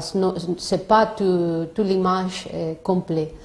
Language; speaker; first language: French; non-native, learner; Spanish